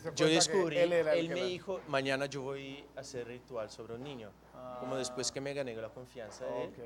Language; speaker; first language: Spanish; non-native, fluent; Portuguese